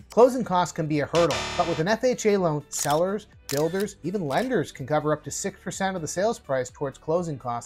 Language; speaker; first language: English; native; English